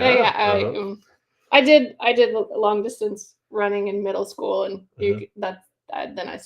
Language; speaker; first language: English; native; English